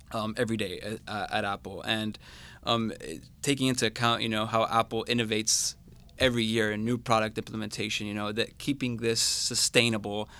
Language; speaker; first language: English; non-native, fluent; Spanish